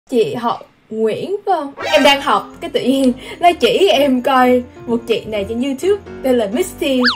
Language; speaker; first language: Vietnamese; early bilingual, heritage; Vietnamese